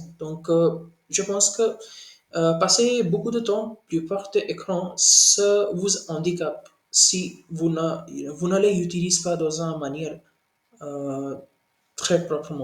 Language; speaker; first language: French; non-native, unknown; Hindi